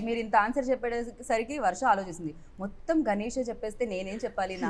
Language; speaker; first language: Telugu; native; Telugu